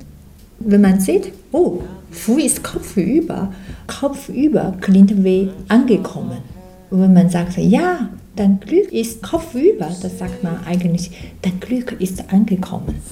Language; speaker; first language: German; non-native, fluent; Chinese